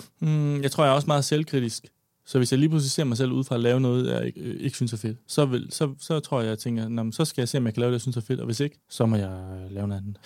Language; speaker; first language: Danish; native; Danish